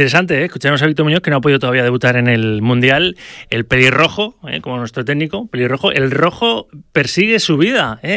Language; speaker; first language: Spanish; native; Spanish